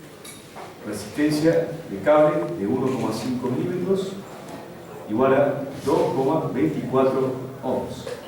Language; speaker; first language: Spanish; native; Spanish